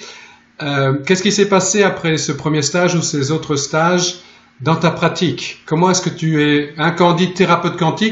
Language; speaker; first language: French; native; French